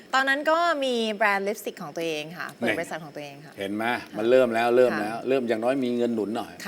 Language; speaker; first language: Thai; native; Thai